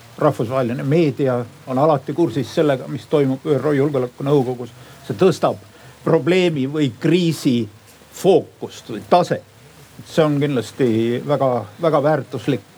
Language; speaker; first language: Estonian; native; Estonian